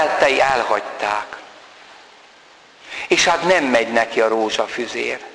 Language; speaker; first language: Hungarian; native; Hungarian